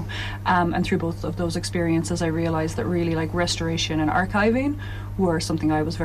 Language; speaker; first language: English; native; English